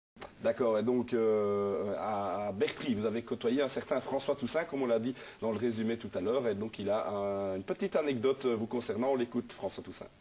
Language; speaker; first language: French; native; French